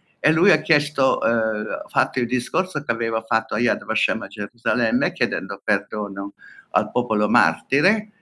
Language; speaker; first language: Italian; non-native, fluent; Hungarian